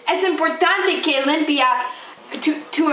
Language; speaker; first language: Spanish; non-native, learner; English